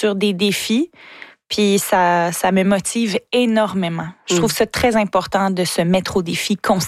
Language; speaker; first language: French; native; French